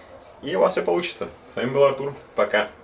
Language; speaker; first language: Russian; native; Russian